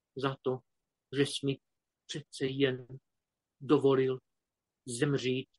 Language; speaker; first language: Czech; non-native, fluent; Romanian